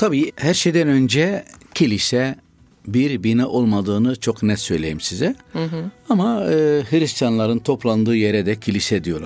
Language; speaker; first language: Turkish; non-native, fluent; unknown